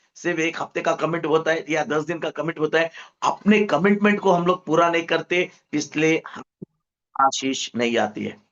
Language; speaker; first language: Hindi; non-native, local second language; Marathi